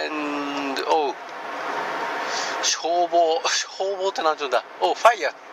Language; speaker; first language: English; non-native, learner; Japanese